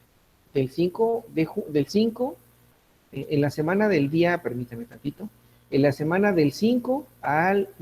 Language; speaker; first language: Spanish; native; Spanish